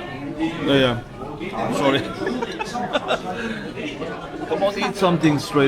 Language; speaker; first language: English; non-native, learner; Turkish